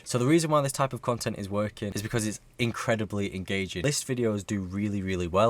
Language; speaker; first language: English; native; English